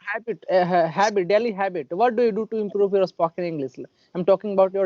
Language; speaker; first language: English; non-native, learner; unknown